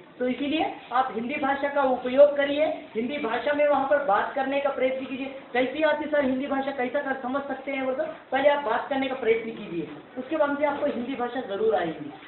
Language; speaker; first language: Hindi; non-native, local second language; Urdu